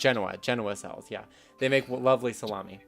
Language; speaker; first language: English; native; English